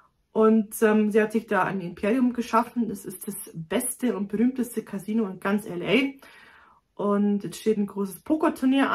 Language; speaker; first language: German; native; German